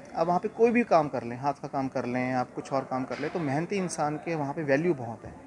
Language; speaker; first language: Hindi; native; Hindi